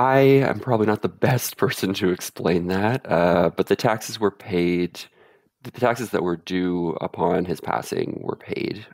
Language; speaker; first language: English; native; English